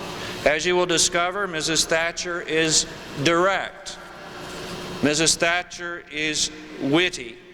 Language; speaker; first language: English; native; English